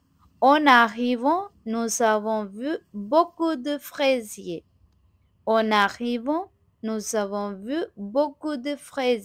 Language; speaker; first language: French; non-native, fluent; Tamil